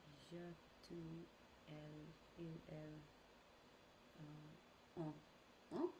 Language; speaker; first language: French; non-native, learner; English